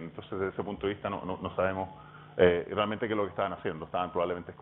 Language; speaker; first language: Spanish; native; Spanish